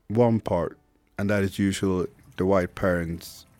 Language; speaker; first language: English; non-native, fluent; Swedish